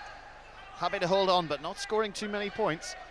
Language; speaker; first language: English; native; English